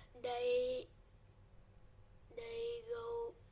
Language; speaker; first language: English; non-native, learner; Vietnamese